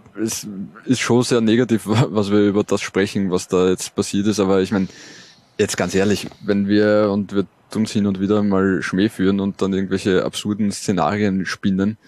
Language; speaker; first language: German; native; German